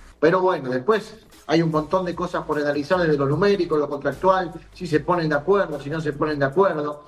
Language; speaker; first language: Spanish; native; Spanish